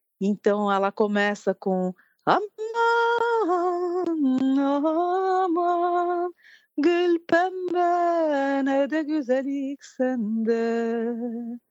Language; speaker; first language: Portuguese; early bilingual, other home language; French